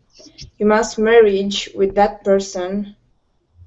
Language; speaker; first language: English; non-native, learner; Romanian